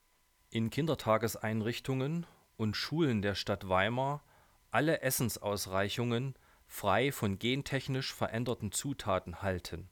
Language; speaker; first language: German; native; German